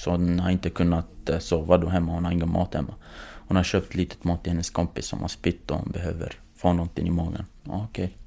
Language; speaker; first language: Swedish; non-native, fluent; Kurdish